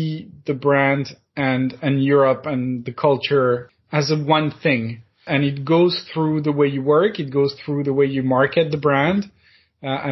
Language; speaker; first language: English; non-native, fluent; French